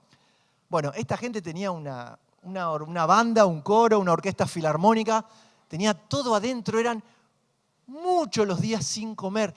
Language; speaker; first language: Spanish; native; Spanish